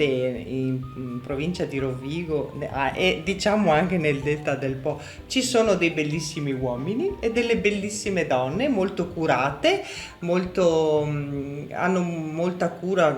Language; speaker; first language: Italian; native; Italian